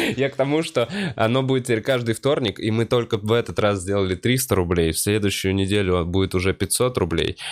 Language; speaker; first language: Russian; native; Russian